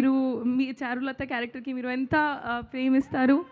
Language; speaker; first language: Telugu; non-native, local second language; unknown